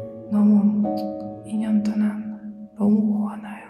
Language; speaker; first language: Korean; non-native, learner; Ukrainian